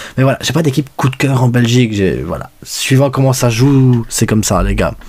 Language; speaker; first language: French; early bilingual, other home language; Spanish